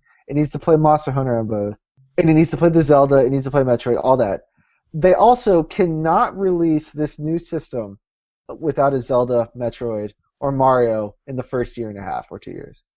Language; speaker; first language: English; native; English